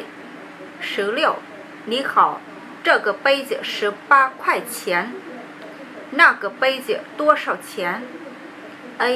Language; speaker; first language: Chinese; non-native, learner; Vietnamese